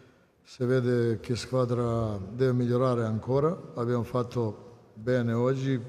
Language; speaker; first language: Italian; non-native, fluent; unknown